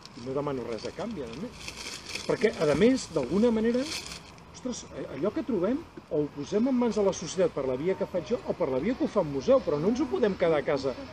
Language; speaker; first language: Catalan; native; Catalan